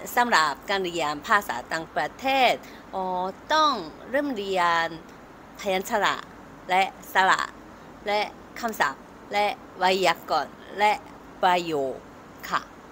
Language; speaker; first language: Thai; non-native, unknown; Korean